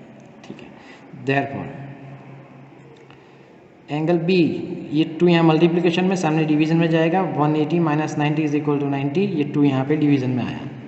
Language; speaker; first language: Hindi; native; Hindi